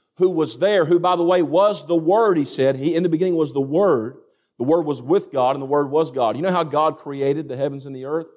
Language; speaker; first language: English; native; English